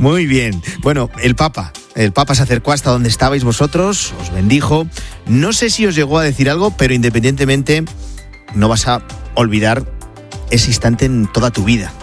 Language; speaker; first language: Spanish; native; Spanish